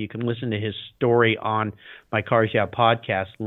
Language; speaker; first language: English; native; English